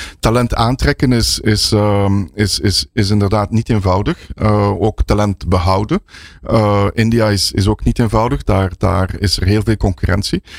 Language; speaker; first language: Dutch; native; Dutch